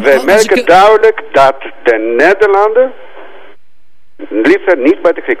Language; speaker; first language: Dutch; non-native, fluent; Greek